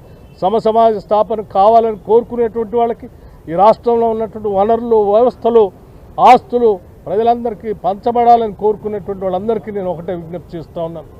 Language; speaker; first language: Telugu; native; Telugu